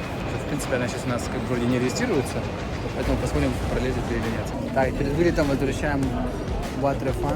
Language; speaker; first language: Russian; native; Russian